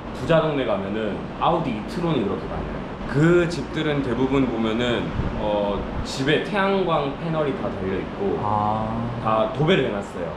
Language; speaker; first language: Korean; early bilingual, other home language; Urdu